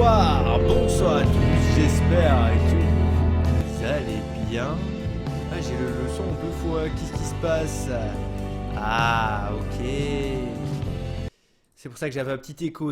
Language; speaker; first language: French; native; French